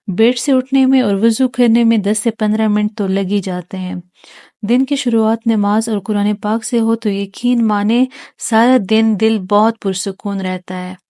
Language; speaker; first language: Urdu; non-native, local second language; Pashto